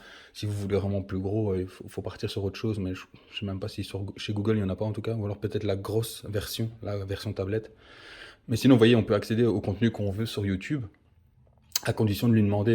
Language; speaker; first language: French; native; French